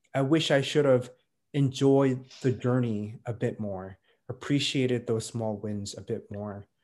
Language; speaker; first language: English; native; English